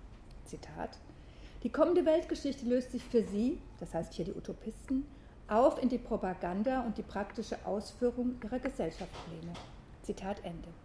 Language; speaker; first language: German; native; German